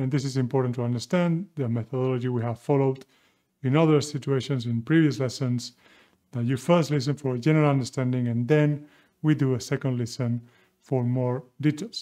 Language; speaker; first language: English; non-native, fluent; Spanish